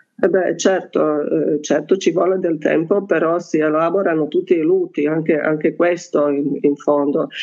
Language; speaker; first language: Italian; non-native, fluent; Bosnian